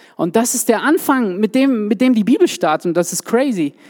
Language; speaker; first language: German; native; German